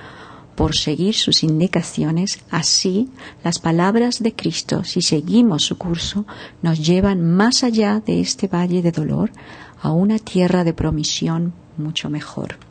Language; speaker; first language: Spanish; native; Spanish